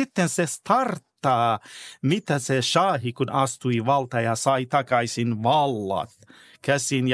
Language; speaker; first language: Finnish; non-native, fluent; Persian